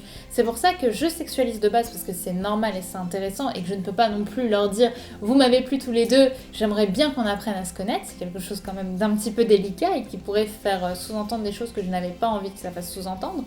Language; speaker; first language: French; native; French